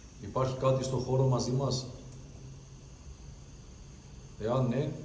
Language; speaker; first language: Greek; early bilingual, other home language; Albanian